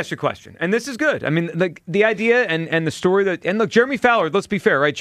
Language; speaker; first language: English; native; English